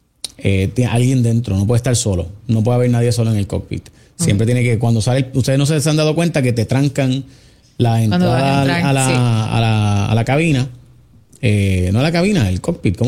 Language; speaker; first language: Spanish; native; Spanish